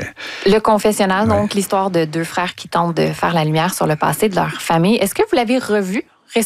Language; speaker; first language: French; native; French